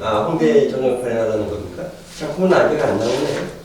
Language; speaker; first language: Korean; native; Korean